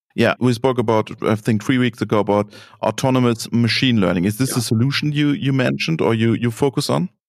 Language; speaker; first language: English; non-native, fluent; German